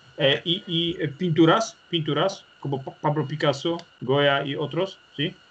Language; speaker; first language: Spanish; non-native, learner; Polish